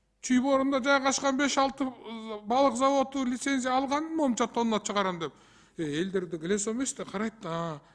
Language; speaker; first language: Kyrgyz; native; Kyrgyz